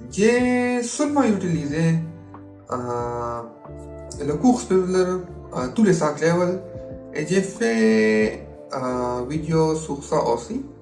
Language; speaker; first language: French; non-native, learner; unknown